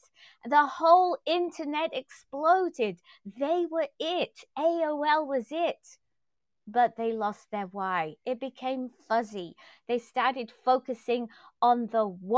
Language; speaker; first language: English; native; English